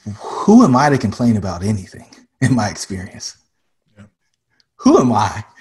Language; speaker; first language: English; native; English